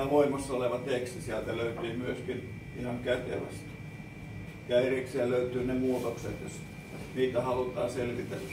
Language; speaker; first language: Finnish; native; Finnish